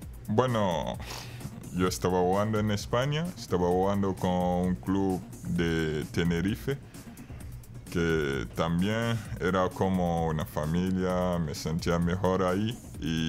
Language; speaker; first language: Spanish; non-native, fluent; Bambara